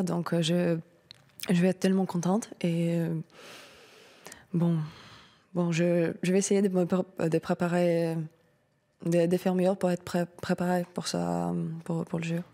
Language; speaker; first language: French; non-native, learner; Russian